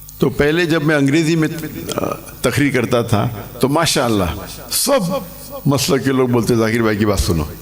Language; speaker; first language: Urdu; non-native, local second language; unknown